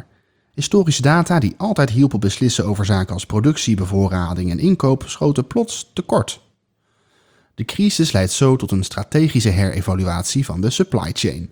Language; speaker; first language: Dutch; native; Dutch